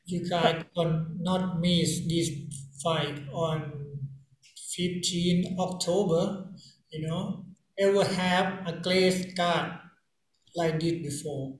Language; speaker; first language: English; non-native, learner; Thai